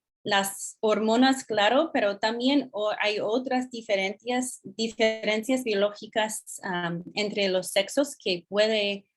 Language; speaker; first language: Spanish; non-native, fluent; English